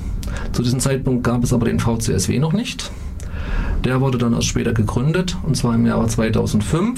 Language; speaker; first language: German; native; German